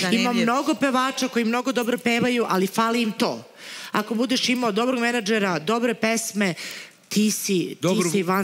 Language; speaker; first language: Serbian; native; Serbian